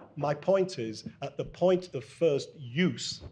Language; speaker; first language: English; native; English